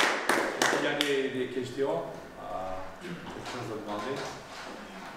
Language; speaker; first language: French; non-native, local second language; Italian